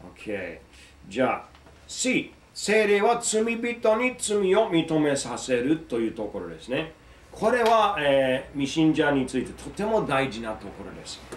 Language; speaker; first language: Japanese; non-native, fluent; English